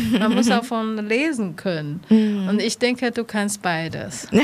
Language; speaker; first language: German; non-native, learner; Chinese